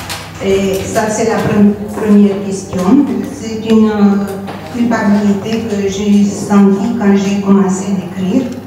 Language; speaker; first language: French; non-native, fluent; Romanian